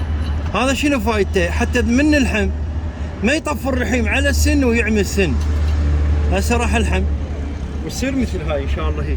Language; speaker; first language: Arabic; native; Arabic